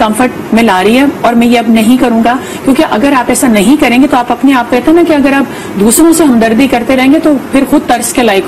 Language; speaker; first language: Urdu; native; Urdu